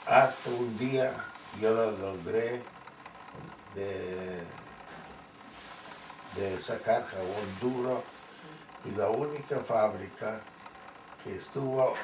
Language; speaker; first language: Spanish; non-native, fluent; Yiddish